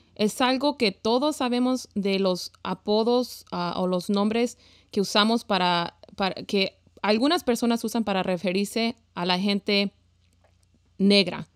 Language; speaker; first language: Spanish; early bilingual, heritage; Spanish